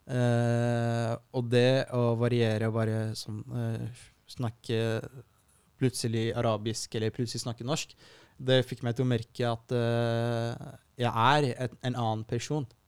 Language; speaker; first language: Norwegian; non-native, fluent; Arabic